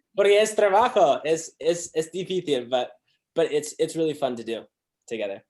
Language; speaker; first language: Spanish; non-native, learner; English